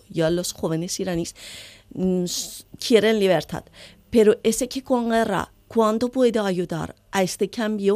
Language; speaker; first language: Spanish; non-native, learner; Persian